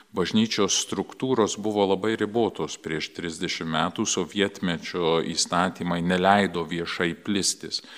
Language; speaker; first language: Lithuanian; early bilingual, heritage; Lithuanian